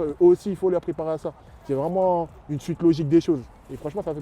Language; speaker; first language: French; native; French